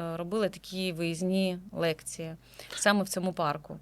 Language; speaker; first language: Ukrainian; native; Ukrainian